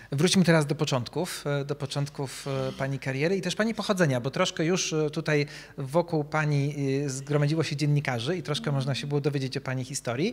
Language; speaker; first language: Polish; native; Polish